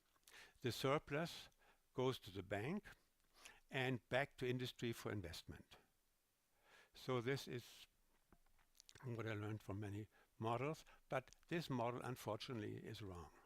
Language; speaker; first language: English; non-native, fluent; German